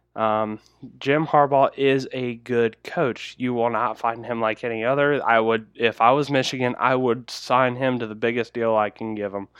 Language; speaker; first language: English; native; English